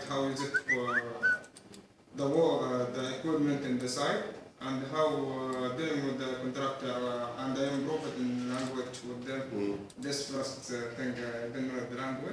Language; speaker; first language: English; non-native, learner; Arabic